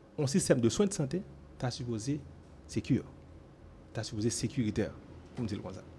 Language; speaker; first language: French; non-native, local second language; Haitian Creole